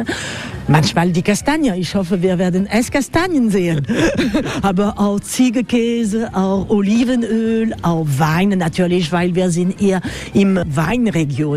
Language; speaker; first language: German; non-native, learner; French